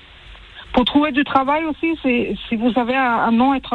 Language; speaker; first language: French; early bilingual, heritage; French